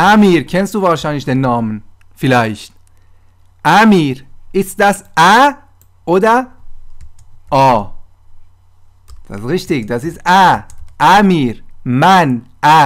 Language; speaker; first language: German; non-native, fluent; Persian